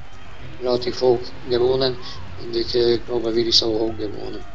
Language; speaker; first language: German; non-native, learner; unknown